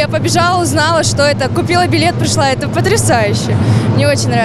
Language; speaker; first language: Russian; native; Russian